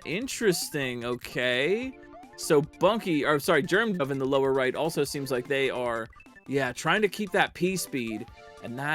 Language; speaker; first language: English; native; English